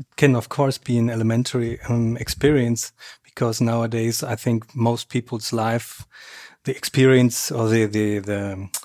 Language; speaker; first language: English; non-native, fluent; German